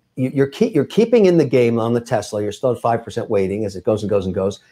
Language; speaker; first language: English; native; English